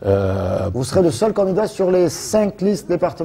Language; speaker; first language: French; native; French